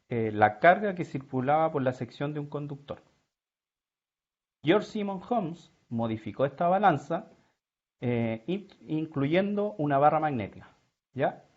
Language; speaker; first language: Spanish; native; Spanish